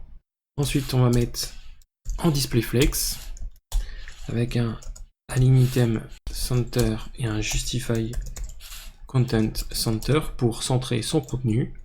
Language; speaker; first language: French; native; French